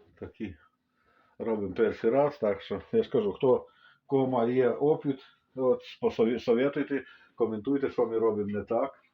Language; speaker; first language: Ukrainian; native; Ukrainian